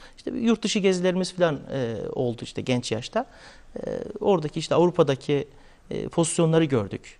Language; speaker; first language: Turkish; native; Turkish